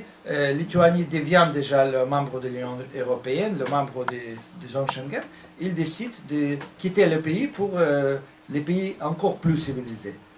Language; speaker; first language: French; non-native, fluent; Russian